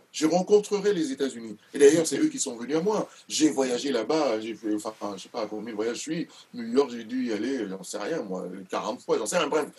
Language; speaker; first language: French; non-native, local second language; Duala